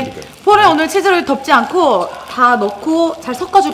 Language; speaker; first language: Korean; native; Korean